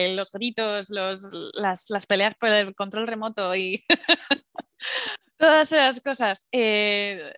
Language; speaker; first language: Spanish; native; Spanish